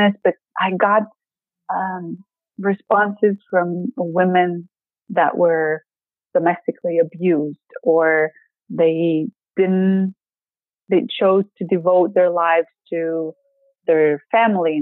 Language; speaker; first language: English; non-native, fluent; Greek